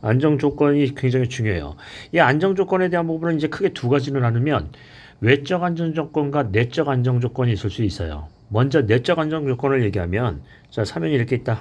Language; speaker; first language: Korean; native; Korean